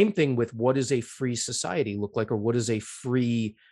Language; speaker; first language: English; native; English